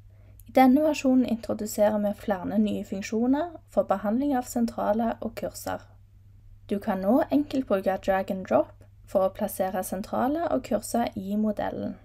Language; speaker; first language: Norwegian; native; Norwegian